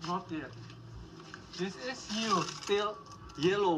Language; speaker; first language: English; non-native, learner; Indonesian